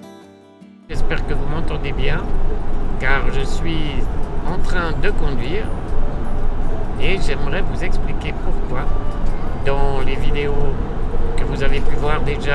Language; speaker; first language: French; native; French